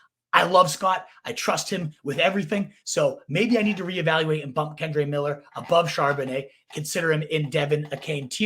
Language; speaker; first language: English; native; English